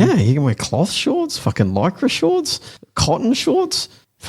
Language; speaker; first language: English; native; English